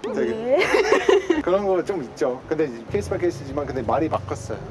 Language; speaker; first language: Korean; non-native, fluent; English